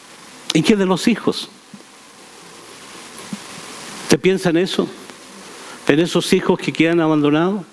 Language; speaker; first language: Spanish; native; Spanish